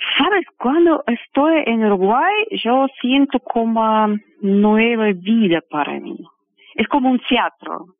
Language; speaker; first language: Spanish; non-native, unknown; Russian